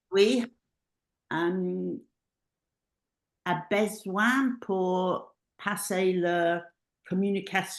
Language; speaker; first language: French; non-native, learner; English